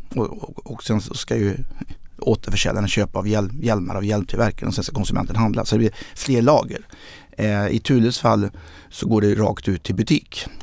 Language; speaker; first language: Swedish; native; Swedish